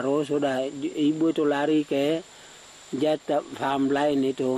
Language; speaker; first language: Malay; non-native, local second language; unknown